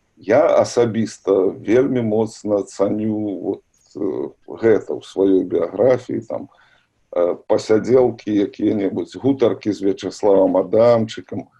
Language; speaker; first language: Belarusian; native; Belarusian